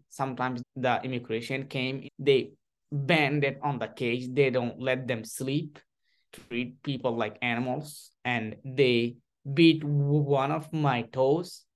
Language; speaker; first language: English; non-native, learner; Rohingya